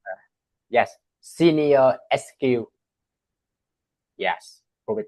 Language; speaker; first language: English; non-native, learner; Vietnamese